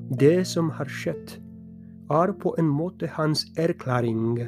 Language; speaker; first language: Norwegian; non-native, fluent; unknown